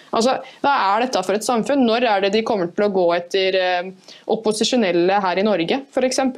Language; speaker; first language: Norwegian; native; Norwegian